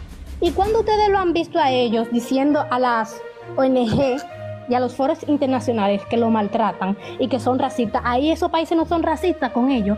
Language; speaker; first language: Spanish; native; Spanish